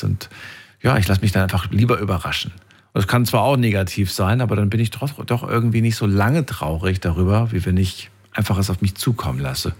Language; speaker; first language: German; native; German